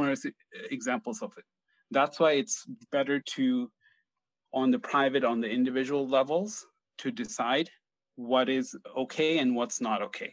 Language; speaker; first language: English; non-native, local second language; Bangla